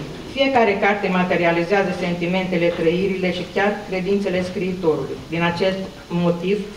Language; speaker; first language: Romanian; native; Romanian